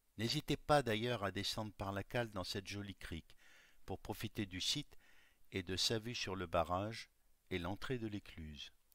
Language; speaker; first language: French; native; French